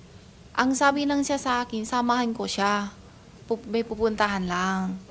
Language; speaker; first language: Filipino; non-native, learner; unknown